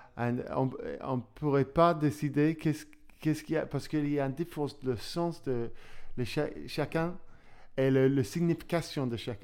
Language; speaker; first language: French; non-native, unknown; English